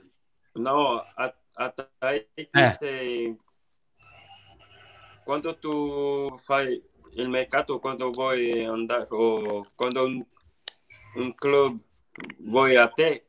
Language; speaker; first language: Italian; non-native, learner; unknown